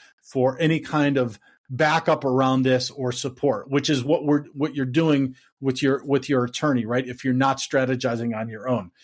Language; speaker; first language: English; native; English